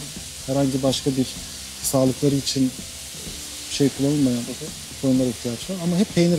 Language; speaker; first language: Turkish; native; Turkish